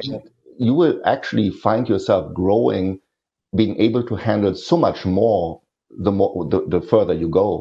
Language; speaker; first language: English; non-native, fluent; German